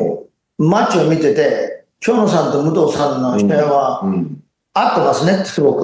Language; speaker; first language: Japanese; non-native, fluent; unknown